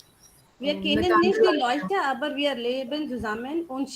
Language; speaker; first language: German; non-native, learner; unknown